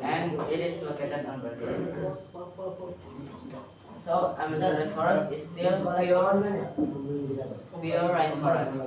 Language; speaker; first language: English; non-native, learner; Indonesian